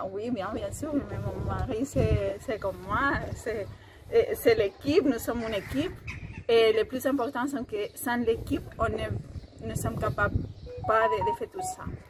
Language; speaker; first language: French; non-native, fluent; Spanish